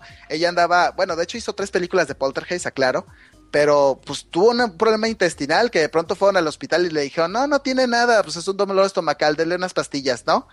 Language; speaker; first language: Spanish; native; Spanish